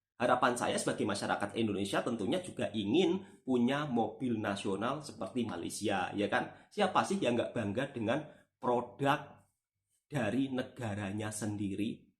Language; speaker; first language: Indonesian; native; Indonesian